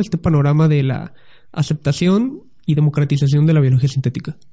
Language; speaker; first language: Spanish; native; Spanish